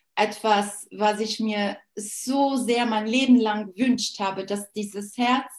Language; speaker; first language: German; non-native, local second language; Luxembourgish